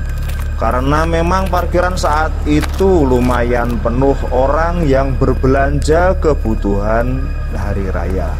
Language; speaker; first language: Indonesian; native; Indonesian